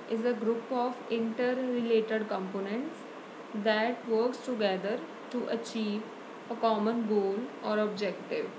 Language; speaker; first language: English; non-native, local second language; Punjabi